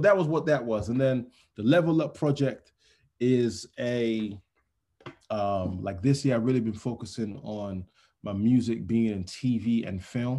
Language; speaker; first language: English; non-native, local second language; Yoruba